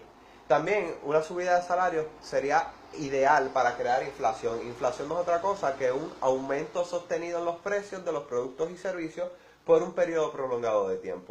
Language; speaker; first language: Spanish; native; Spanish